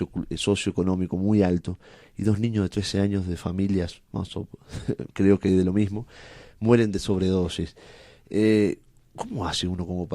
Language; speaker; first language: Spanish; native; Spanish